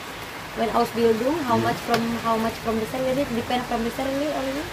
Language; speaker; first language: English; non-native, learner; Indonesian